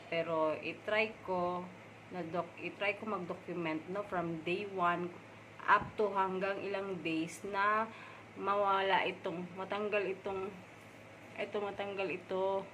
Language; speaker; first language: Filipino; non-native, local second language; Cebuano